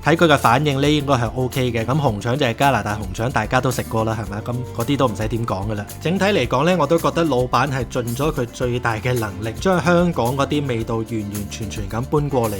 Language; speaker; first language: Cantonese; native; Cantonese